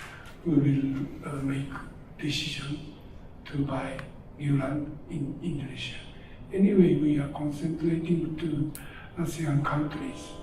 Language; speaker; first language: English; non-native, learner; Japanese